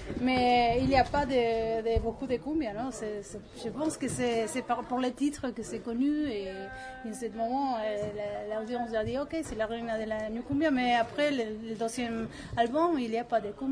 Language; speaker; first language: French; non-native, learner; Spanish